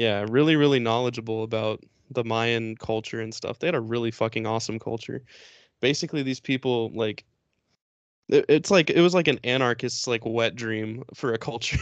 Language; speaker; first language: English; native; English